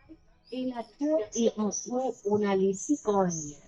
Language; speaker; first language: French; non-native, fluent; German